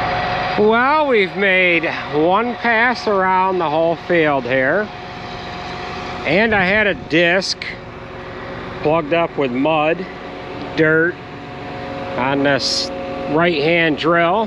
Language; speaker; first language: English; native; English